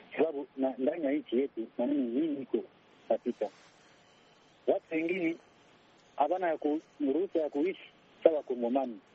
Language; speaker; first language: Swahili; non-native, local second language; Kinyarwanda